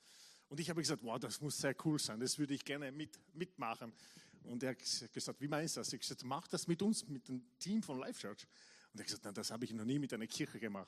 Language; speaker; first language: German; non-native, fluent; English